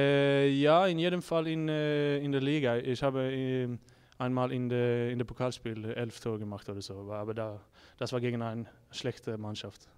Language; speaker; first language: German; non-native, learner; Swedish